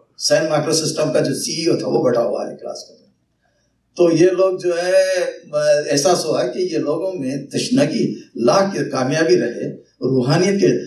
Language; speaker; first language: Urdu; native; Urdu